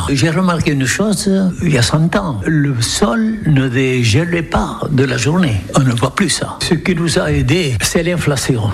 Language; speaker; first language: French; non-native, local second language; Occitan